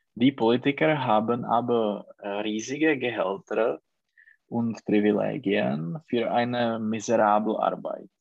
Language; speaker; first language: German; non-native, learner; Czech